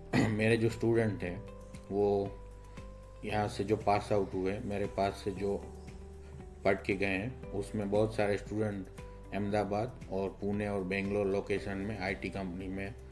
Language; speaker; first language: Hindi; non-native, local second language; Gujarati